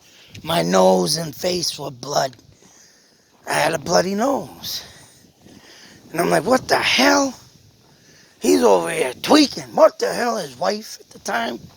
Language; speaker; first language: English; native; English